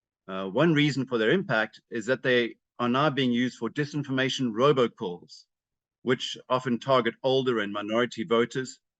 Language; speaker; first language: English; native; English